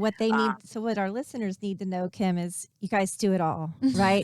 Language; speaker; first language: English; native; English